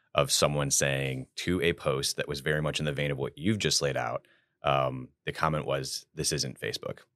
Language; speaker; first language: English; native; English